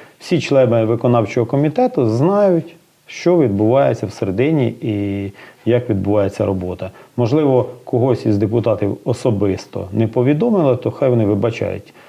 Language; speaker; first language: Ukrainian; native; Ukrainian